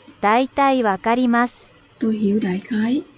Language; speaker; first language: Japanese; non-native, learner; Vietnamese